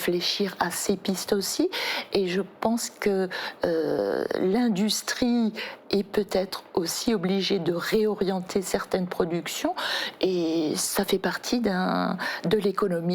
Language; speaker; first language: French; native; French